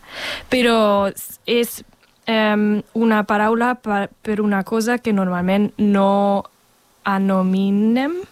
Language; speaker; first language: Catalan; non-native, fluent; Spanish